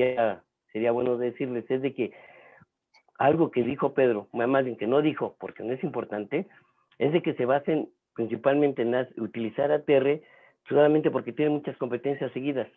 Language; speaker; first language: Spanish; native; Spanish